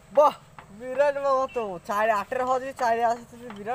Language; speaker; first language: Hindi; non-native, local second language; Bangla